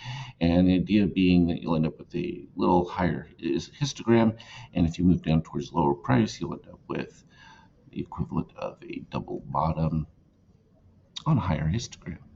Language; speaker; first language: English; native; English